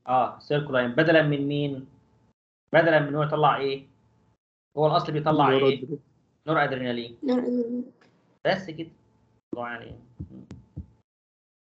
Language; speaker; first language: Arabic; native; Arabic